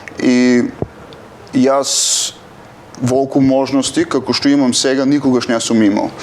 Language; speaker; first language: Macedonian; native; Macedonian